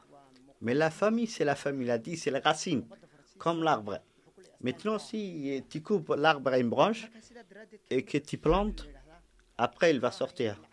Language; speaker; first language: French; non-native, learner; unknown